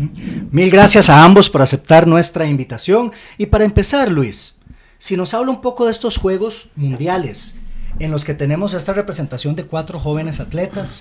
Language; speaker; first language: Spanish; native; Spanish